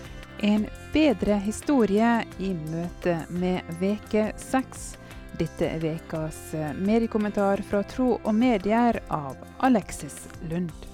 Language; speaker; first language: Norwegian; native; Norwegian